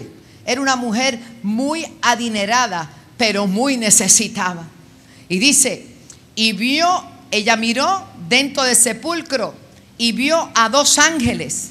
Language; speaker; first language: Spanish; native; Spanish